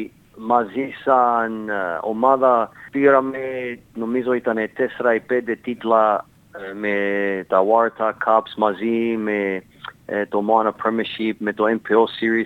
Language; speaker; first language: Greek; early bilingual, heritage; Greek